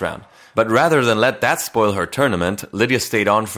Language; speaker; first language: English; non-native, fluent; Spanish